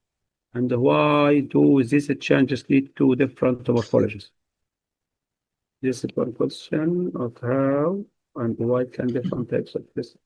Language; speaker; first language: English; non-native, fluent; Arabic